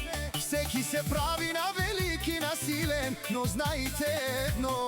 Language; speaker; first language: Bulgarian; non-native, local second language; Romany